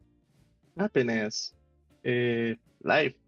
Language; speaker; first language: English; non-native, learner; Spanish